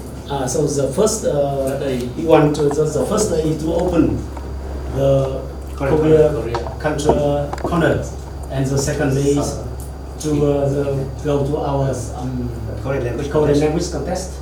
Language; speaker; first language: English; non-native, learner; Vietnamese